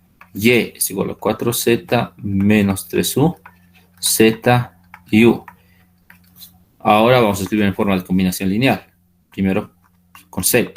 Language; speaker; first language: Spanish; native; Spanish